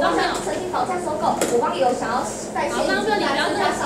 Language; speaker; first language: Chinese; native; Chinese